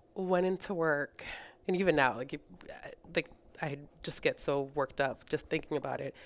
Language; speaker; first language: English; early bilingual, other home language; Spanish